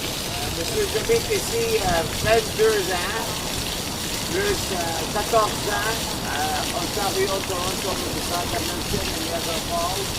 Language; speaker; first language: French; non-native, learner; Arabic